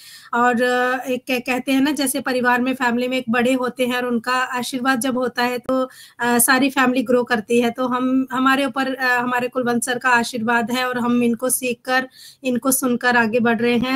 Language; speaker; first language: Hindi; native; Hindi